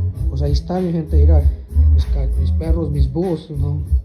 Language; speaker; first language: Spanish; early bilingual, heritage; Spanish